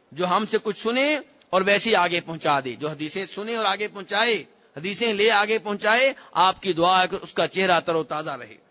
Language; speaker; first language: Urdu; native; Urdu